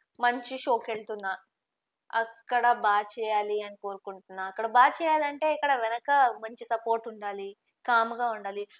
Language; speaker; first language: Telugu; non-native, local second language; Tamil